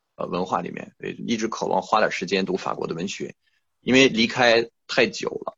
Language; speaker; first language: Chinese; non-native, fluent; French